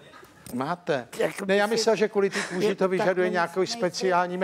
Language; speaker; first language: Czech; native; Czech